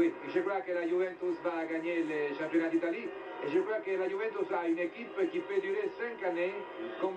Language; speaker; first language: French; non-native, fluent; Italian